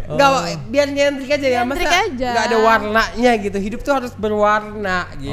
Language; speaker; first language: Indonesian; native; Indonesian